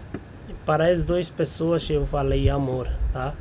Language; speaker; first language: Portuguese; non-native, learner; Hindi